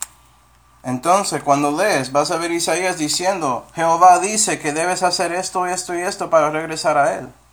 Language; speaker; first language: Spanish; non-native, fluent; English